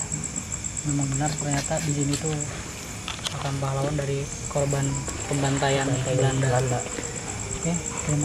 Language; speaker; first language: Indonesian; native; Indonesian